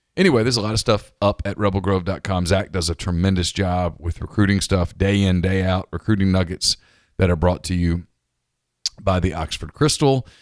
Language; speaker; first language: English; native; English